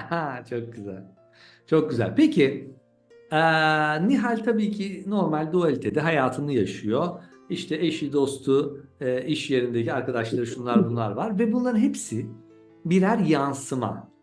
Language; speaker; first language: Turkish; native; Turkish